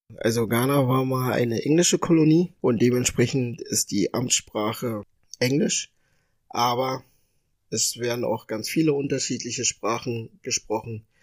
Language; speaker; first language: German; early bilingual, other home language; Ga